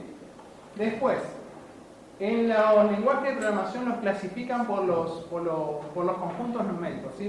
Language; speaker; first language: Spanish; native; Spanish